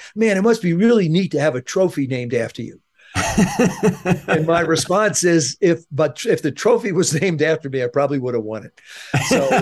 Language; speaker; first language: English; native; English